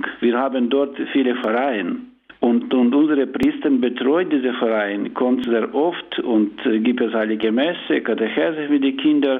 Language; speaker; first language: German; non-native, learner; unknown